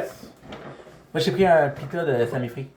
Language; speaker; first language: French; native; French